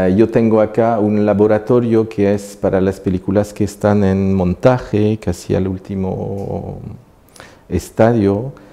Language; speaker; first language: Spanish; non-native, fluent; French